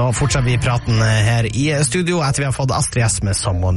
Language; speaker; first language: Norwegian; native; Norwegian